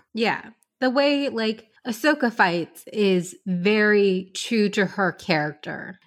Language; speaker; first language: English; early bilingual, other home language; Hindi